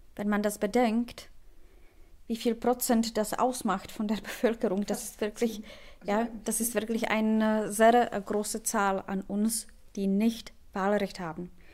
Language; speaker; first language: German; non-native, fluent; Czech